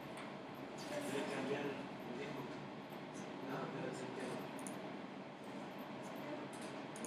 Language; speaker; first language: Spanish; native; Spanish